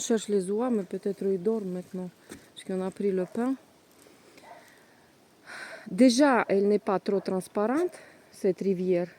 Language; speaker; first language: French; non-native, learner; Russian